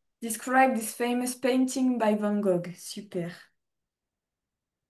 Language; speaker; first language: English; non-native, fluent; French